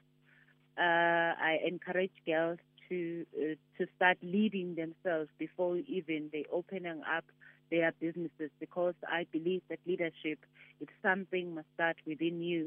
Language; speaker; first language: English; non-native, local second language; Zulu